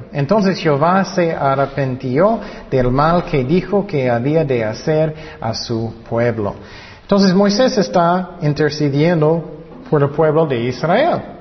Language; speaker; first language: Spanish; non-native, fluent; English